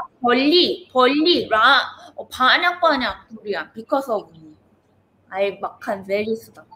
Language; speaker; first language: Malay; non-native, learner; Korean